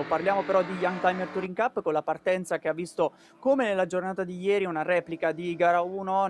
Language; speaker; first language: Italian; native; Italian